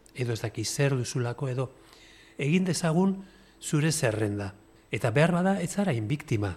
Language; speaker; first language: Basque; non-native, local second language; Spanish